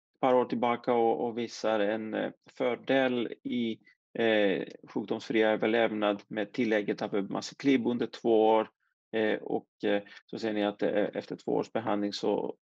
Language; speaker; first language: Swedish; non-native, fluent; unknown